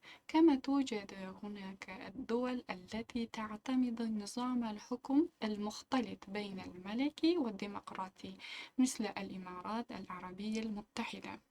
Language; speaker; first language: Arabic; non-native, local second language; Uzbek